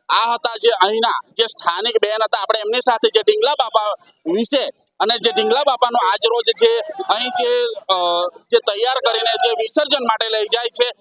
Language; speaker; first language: Gujarati; native; Gujarati